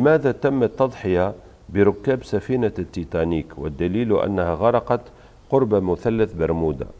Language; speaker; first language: Arabic; native; Arabic